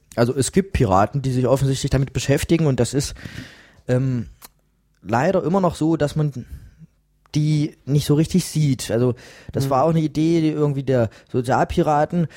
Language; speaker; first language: German; native; German